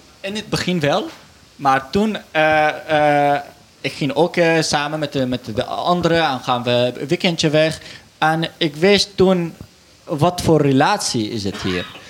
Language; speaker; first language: Dutch; non-native, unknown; Arabic